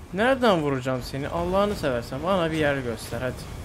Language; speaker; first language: Turkish; native; Turkish